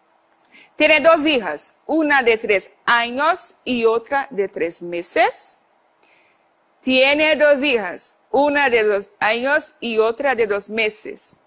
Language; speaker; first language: Spanish; non-native, fluent; Portuguese